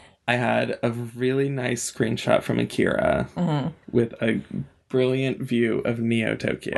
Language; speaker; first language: English; native; English